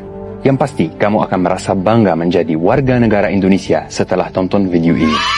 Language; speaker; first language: Indonesian; non-native, fluent; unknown